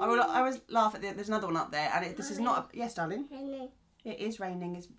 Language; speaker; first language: English; native; English